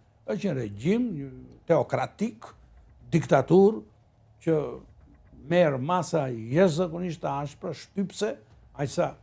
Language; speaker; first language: Albanian; native; Albanian